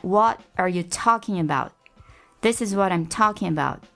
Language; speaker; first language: English; non-native, fluent; Portuguese